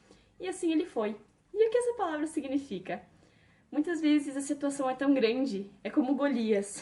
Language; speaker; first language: Portuguese; native; Portuguese